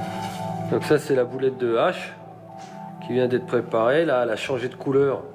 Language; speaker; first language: French; native; French